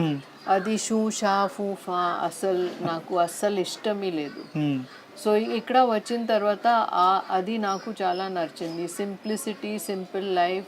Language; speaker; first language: Telugu; non-native, fluent; Hindi